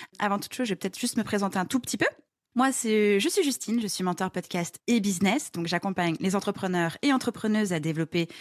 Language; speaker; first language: French; native; French